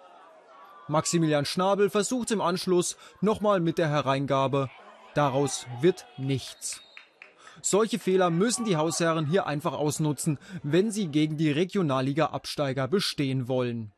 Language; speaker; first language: German; native; German